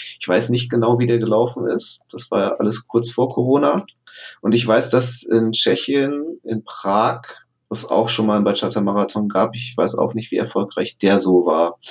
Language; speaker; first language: German; native; German